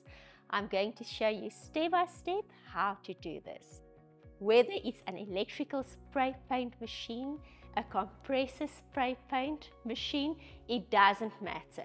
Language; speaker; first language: English; non-native, local second language; Afrikaans